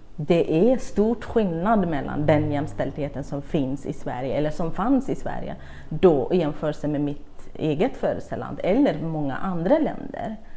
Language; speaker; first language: Swedish; non-native, fluent; Kurdish